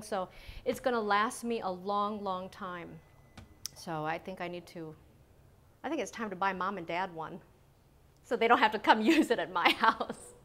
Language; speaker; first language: English; early bilingual, other home language; Vietnamese